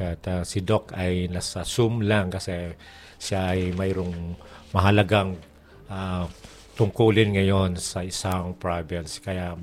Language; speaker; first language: Filipino; native; Filipino